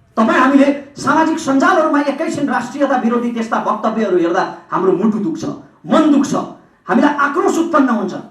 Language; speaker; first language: Nepali; native; Nepali